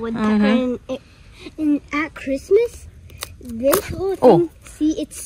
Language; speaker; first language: English; native; English